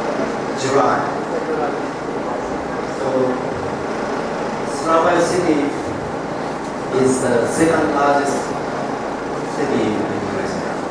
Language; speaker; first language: English; non-native, learner; Japanese